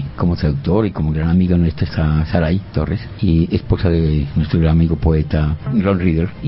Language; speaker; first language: Spanish; native; Spanish